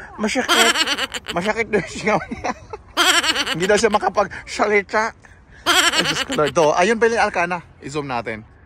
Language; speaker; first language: Filipino; non-native, local second language; Cebuano